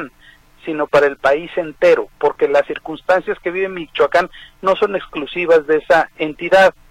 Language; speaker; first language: Spanish; native; Spanish